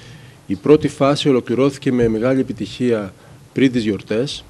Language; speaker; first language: Greek; native; Greek